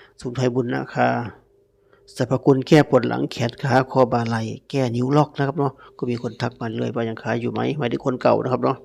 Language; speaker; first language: Thai; native; Thai